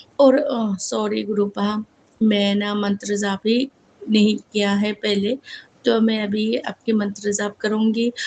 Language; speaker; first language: Hindi; non-native, local second language; Assamese